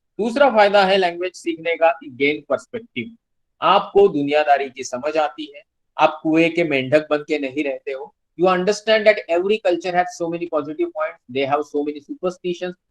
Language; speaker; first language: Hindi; non-native, local second language; Marathi